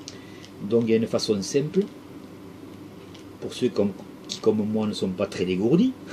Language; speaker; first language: French; native; French